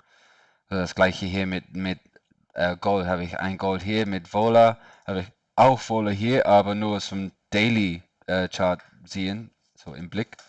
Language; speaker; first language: German; non-native, learner; English